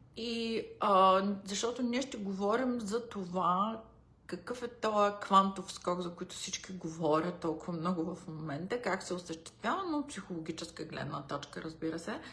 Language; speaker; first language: Bulgarian; early bilingual, heritage; Bulgarian